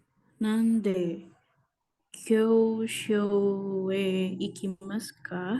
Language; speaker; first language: Japanese; non-native, learner; Indonesian